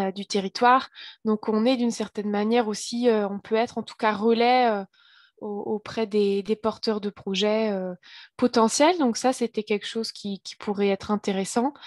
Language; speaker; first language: French; native; French